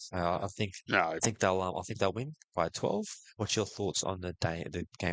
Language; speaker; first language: English; native; English